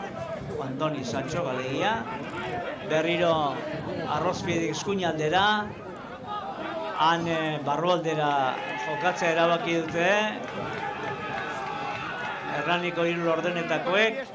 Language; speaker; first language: Basque; native; Basque